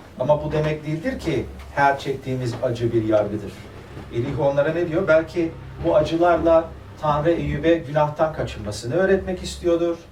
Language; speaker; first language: Turkish; early bilingual, other home language; German